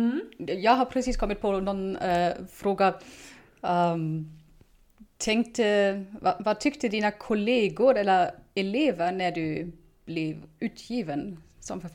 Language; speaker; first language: Swedish; non-native, fluent; German